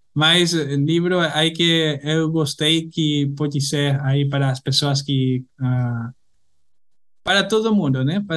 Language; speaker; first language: Portuguese; non-native, fluent; Spanish